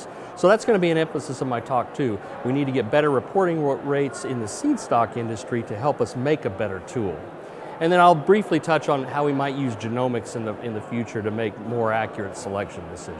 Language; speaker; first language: English; native; English